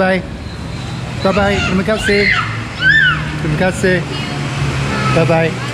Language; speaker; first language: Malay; non-native, learner; English